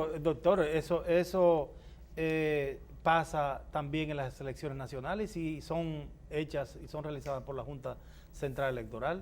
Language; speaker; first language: Spanish; native; Spanish